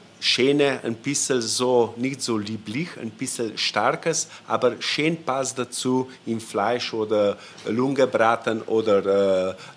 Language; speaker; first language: German; non-native, learner; Slovenian